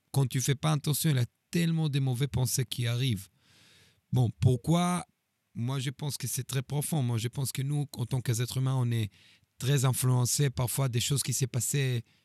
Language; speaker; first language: French; non-native, fluent; Hebrew